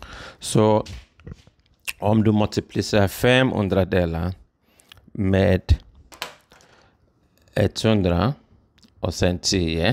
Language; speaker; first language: Swedish; non-native, fluent; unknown